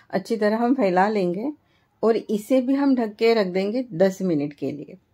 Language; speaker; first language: Hindi; non-native, local second language; Marathi